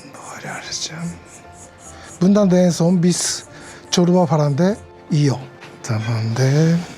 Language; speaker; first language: Turkish; non-native, learner; Japanese